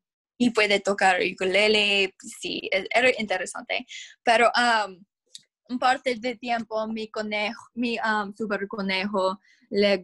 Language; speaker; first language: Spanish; non-native, learner; English